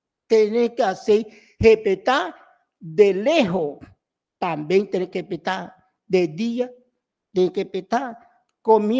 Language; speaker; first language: Spanish; non-native, local second language; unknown